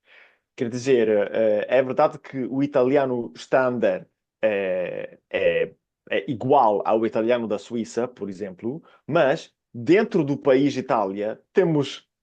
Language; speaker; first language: Portuguese; non-native, fluent; Italian